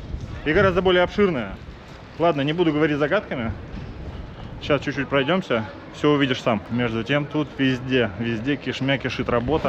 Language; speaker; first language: Russian; native; Russian